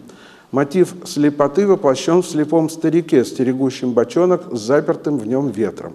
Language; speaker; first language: Russian; native; Russian